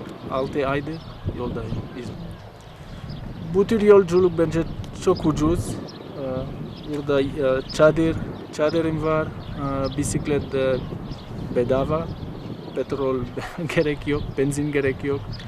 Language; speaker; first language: Turkish; non-native, learner; French